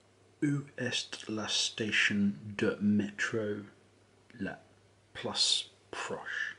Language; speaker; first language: French; non-native, learner; English